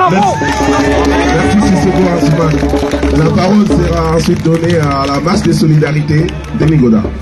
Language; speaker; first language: French; native; French